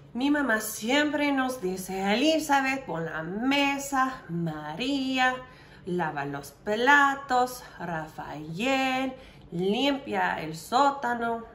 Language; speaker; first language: Spanish; non-native, fluent; English